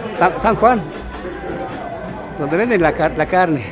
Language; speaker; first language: Spanish; native; Spanish